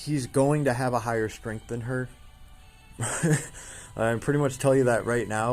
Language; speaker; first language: English; native; English